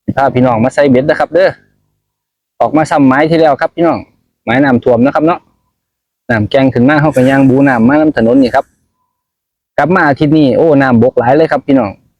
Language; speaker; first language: Thai; non-native, local second language; Northeastern Thai